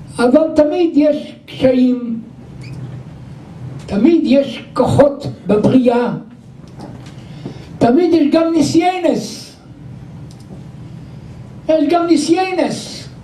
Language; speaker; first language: Hebrew; non-native, local second language; Yiddish